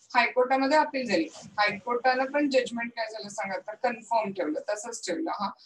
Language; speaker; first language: English; non-native, local second language; Marathi